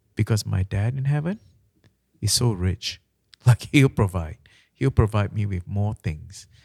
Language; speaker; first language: English; non-native, local second language; Malay